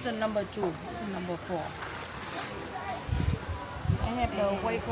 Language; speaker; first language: English; non-native, learner; Vietnamese